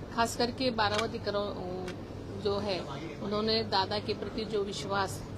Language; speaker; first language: Hindi; non-native, local second language; Marathi